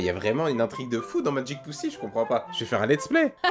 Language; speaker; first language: French; native; French